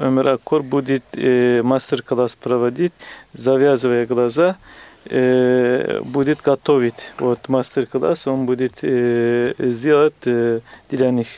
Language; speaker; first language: Russian; non-native, fluent; Turkish